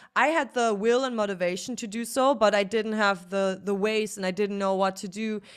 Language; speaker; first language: English; non-native, fluent; German